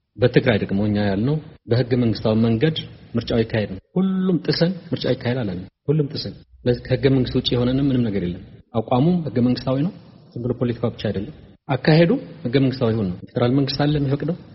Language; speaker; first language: Amharic; non-native, local second language; Tigrinya